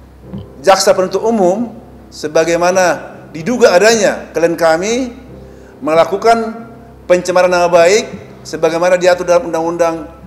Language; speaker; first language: Indonesian; native; Indonesian